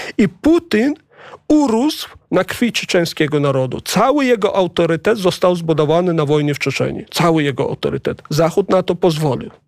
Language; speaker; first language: Polish; non-native, fluent; Chechen